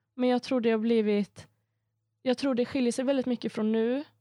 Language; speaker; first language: Swedish; native; Swedish